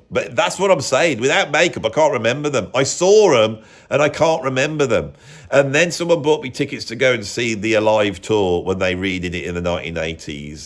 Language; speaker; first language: English; native; English